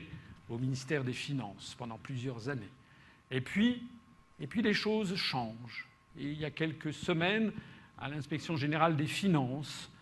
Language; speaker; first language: French; native; French